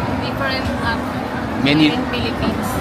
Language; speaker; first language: English; non-native, local second language; Filipino